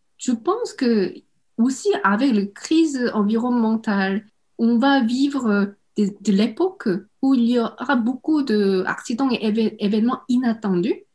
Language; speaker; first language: French; non-native, fluent; Korean